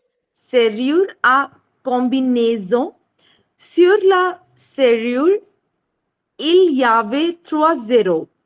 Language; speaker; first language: French; non-native, learner; Hindi